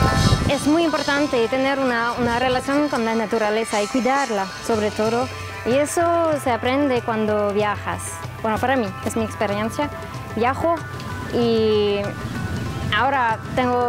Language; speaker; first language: Spanish; non-native, fluent; French